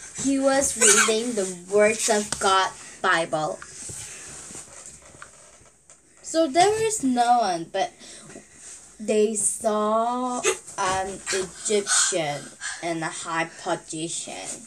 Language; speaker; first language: English; non-native, learner; Korean